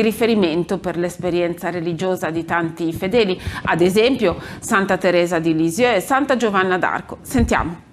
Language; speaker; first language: Italian; native; Italian